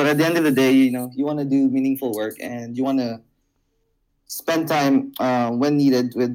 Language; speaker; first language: English; non-native, local second language; Hiligaynon